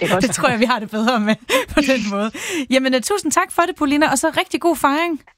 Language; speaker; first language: Danish; native; Danish